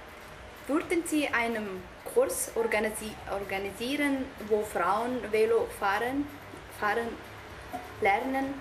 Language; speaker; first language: German; non-native, learner; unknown